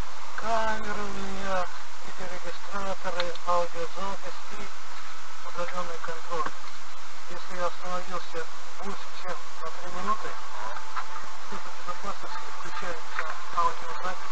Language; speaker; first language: Russian; native; Russian